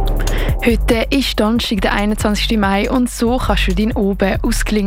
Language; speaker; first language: German; native; German